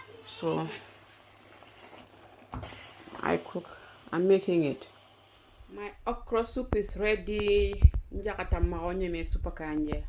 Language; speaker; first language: English; non-native, local second language; Mandingo